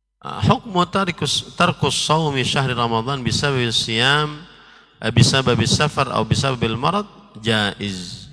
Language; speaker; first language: Arabic; non-native, fluent; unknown